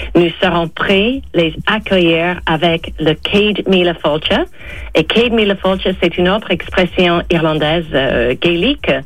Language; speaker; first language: French; non-native, fluent; English